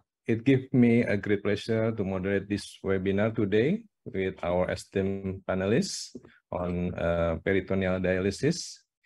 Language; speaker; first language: English; non-native, fluent; Indonesian